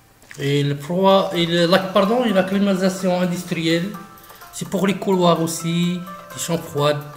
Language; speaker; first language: French; non-native, local second language; Arabic